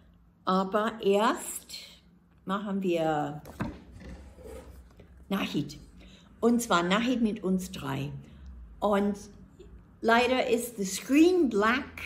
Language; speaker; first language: German; non-native, fluent; English